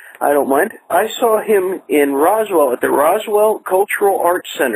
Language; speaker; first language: English; non-native, local second language; Filipino